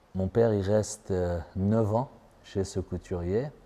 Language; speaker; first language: French; non-native, fluent; Persian